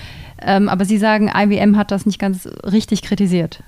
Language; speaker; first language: German; native; German